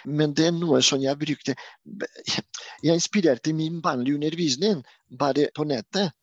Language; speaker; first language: Norwegian; non-native, fluent; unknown